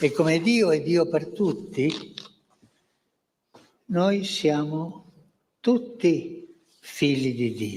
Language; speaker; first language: Italian; non-native, fluent; Spanish